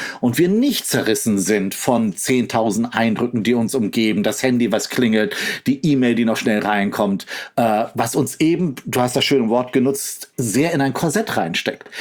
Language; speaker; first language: German; native; German